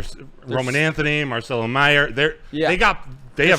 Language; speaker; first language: English; native; English